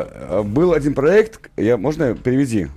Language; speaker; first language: Russian; native; Russian